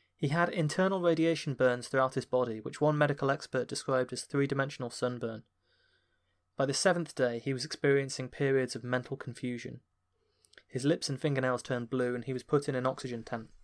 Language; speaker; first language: English; native; English